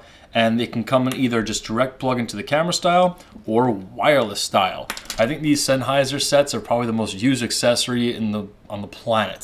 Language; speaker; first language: English; native; English